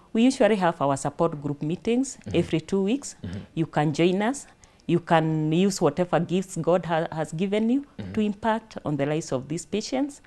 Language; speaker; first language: English; non-native, local second language; Kikuyu